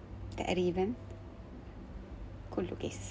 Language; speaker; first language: Arabic; native; Arabic